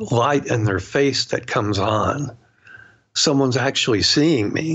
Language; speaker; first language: English; native; English